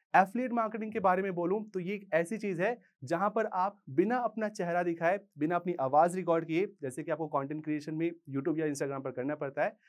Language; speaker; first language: Hindi; native; Hindi